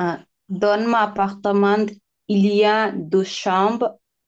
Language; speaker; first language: French; non-native, learner; Bangla